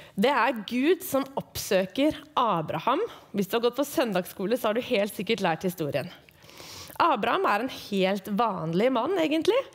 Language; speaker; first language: Norwegian; native; Norwegian